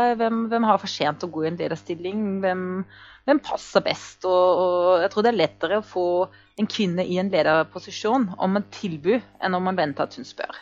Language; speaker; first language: Norwegian; non-native, fluent; German